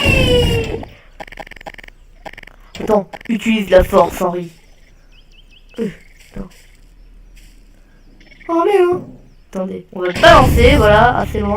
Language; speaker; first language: French; native; French